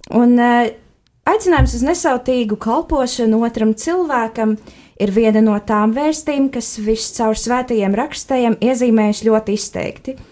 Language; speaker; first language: Latvian; native; Latvian